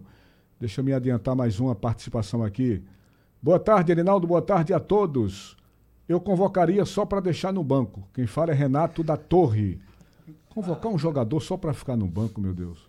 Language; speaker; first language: Portuguese; native; Portuguese